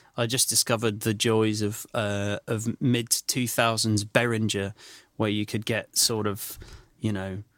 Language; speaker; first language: English; native; English